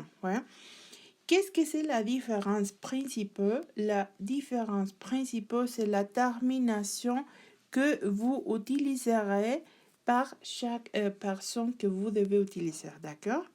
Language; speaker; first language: French; non-native, learner; Spanish